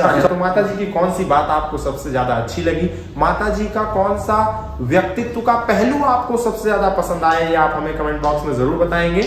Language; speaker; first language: Hindi; native; Hindi